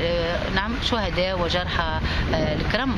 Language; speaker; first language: Arabic; native; Arabic